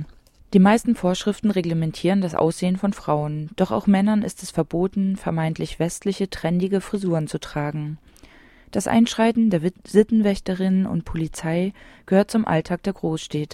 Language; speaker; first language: German; native; German